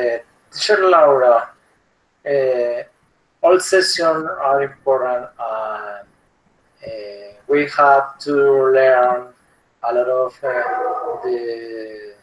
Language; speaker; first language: English; non-native, learner; Spanish